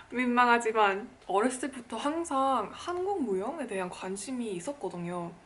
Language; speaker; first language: Korean; early bilingual, other home language; English